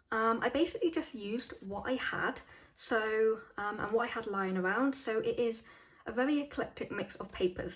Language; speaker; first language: English; native; English